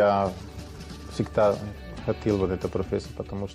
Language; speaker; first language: Russian; non-native, fluent; German